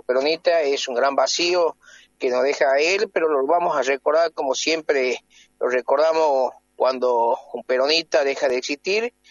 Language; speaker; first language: Spanish; native; Spanish